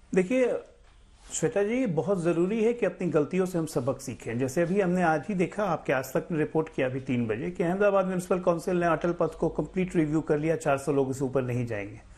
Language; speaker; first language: Hindi; native; Hindi